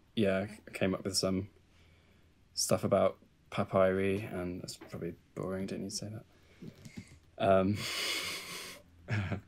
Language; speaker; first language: English; native; English